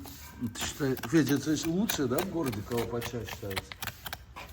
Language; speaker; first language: Russian; native; Russian